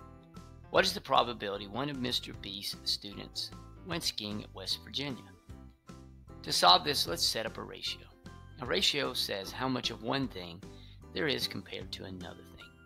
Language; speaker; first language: English; native; English